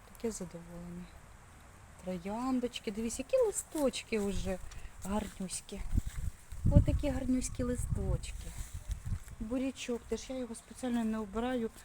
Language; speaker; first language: Ukrainian; native; Ukrainian